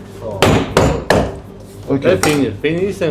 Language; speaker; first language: Turkish; non-native, learner; French